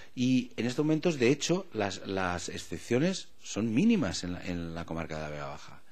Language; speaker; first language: Spanish; non-native, local second language; Catalan